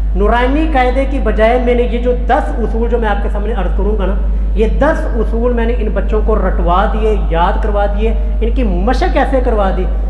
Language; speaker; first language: Urdu; non-native, local second language; Punjabi